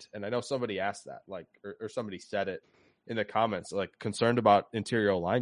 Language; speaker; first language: English; native; English